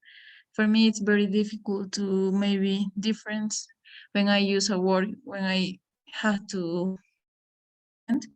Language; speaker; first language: English; non-native, learner; Spanish